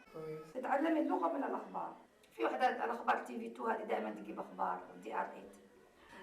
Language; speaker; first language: Arabic; native; Arabic